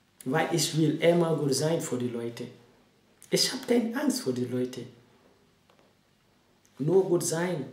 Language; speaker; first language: German; non-native, learner; French